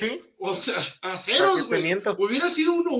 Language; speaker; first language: Spanish; native; Spanish